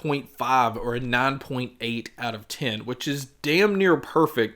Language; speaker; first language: English; native; English